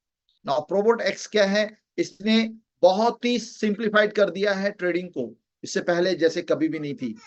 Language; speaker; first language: Hindi; native; Hindi